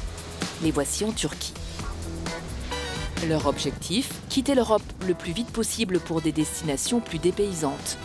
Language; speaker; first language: French; native; French